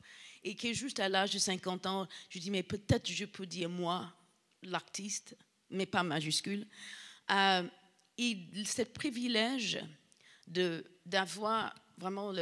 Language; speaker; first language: French; non-native, fluent; English